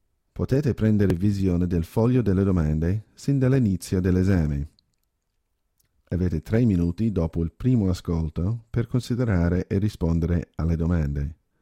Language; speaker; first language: Italian; native; Italian